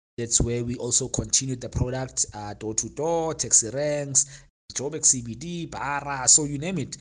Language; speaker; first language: English; non-native, local second language; Xhosa